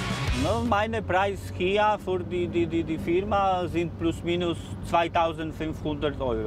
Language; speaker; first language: German; non-native, learner; Polish